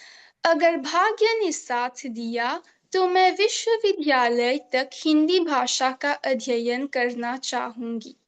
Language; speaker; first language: Hindi; non-native, local second language; Morisyen